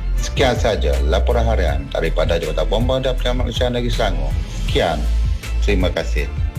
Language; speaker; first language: Malay; native; Malay